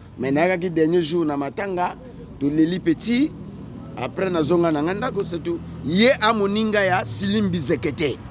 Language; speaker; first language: Lingala; native; Lingala